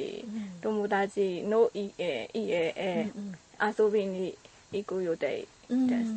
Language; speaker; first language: Japanese; non-native, learner; Burmese